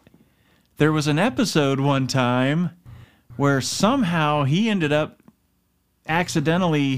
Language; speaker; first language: English; native; English